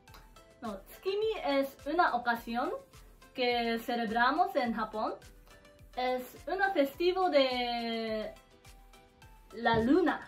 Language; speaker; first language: Spanish; non-native, learner; Japanese